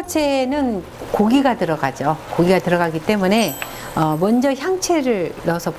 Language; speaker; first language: Korean; native; Korean